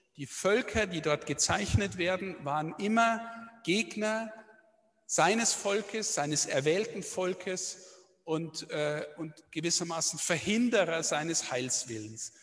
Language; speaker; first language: German; native; German